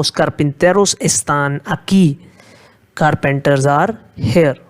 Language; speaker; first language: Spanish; non-native, fluent; Hindi